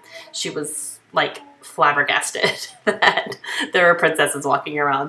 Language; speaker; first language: English; native; English